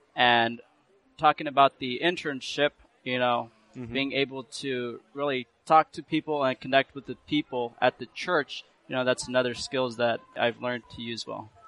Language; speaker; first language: English; early bilingual, other home language; Burmese